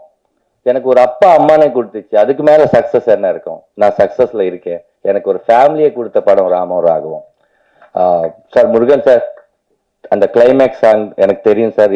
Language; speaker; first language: Tamil; non-native, learner; Telugu